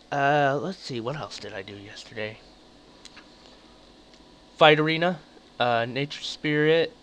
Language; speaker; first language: English; native; English